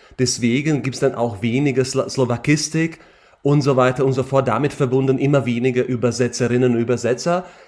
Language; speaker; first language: German; non-native, fluent; Slovak